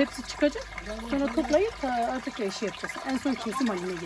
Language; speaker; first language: Turkish; native; Turkish